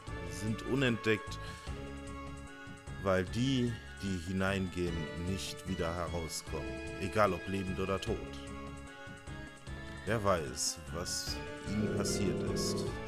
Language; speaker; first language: German; native; German